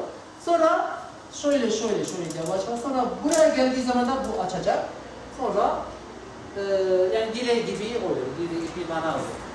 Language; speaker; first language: Turkish; non-native, learner; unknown